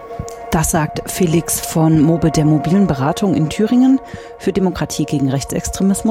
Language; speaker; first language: German; native; German